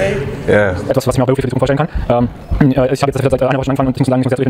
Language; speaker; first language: German; non-native, learner; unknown